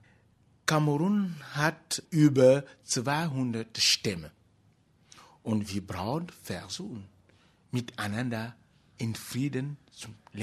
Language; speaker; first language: German; non-native, fluent; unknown